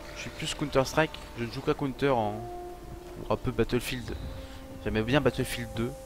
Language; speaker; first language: French; native; French